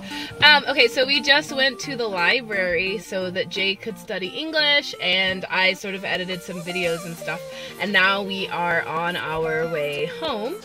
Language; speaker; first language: English; native; English